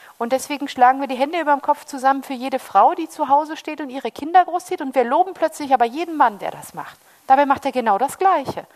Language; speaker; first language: German; early bilingual, heritage; German